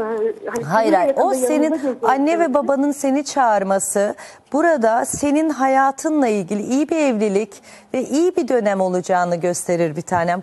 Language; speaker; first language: Turkish; native; Turkish